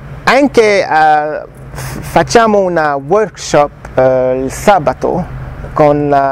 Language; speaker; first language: Italian; non-native, learner; French